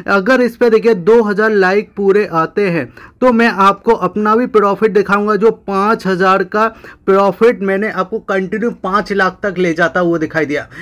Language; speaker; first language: Hindi; native; Hindi